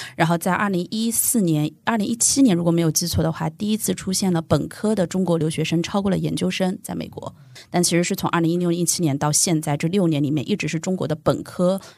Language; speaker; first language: Chinese; native; Chinese